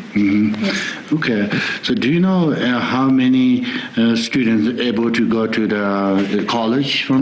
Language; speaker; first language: English; non-native, learner; Tibetan